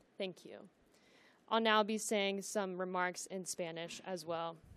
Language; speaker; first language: English; native; English